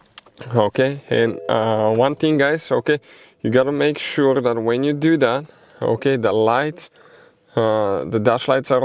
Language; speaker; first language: English; non-native, fluent; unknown